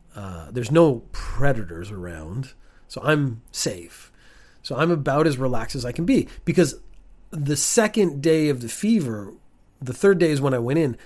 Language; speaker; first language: English; native; English